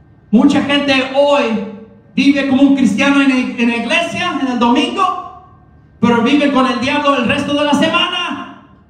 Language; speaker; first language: Spanish; early bilingual, heritage; Spanish